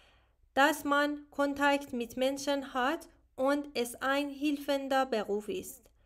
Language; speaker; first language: German; non-native, learner; Persian